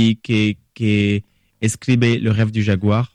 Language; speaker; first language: Spanish; non-native, learner; French